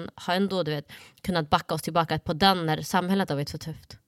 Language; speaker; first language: Swedish; early bilingual, other home language; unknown